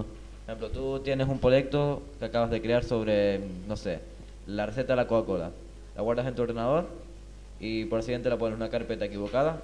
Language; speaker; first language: Spanish; native; Spanish